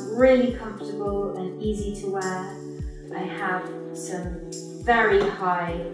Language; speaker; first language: English; native; English